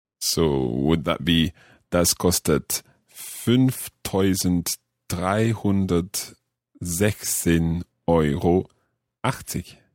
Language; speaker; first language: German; non-native, learner; English